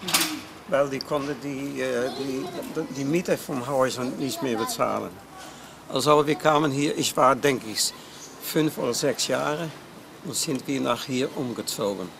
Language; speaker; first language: German; non-native, fluent; Dutch